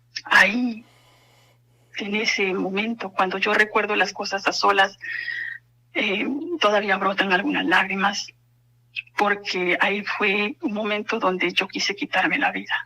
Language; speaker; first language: Spanish; native; Spanish